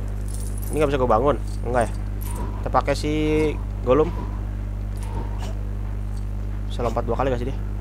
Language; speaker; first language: Indonesian; native; Indonesian